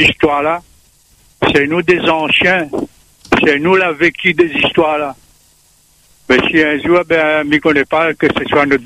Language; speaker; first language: French; non-native, local second language; Réunion Creole French